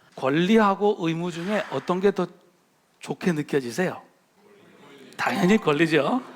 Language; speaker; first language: Korean; native; Korean